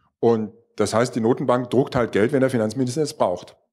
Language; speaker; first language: German; native; German